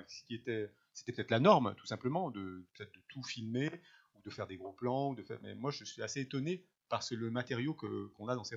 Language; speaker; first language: French; native; French